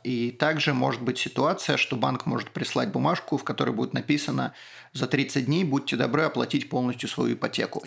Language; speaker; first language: Russian; native; Russian